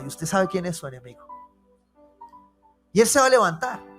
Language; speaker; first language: Spanish; native; Spanish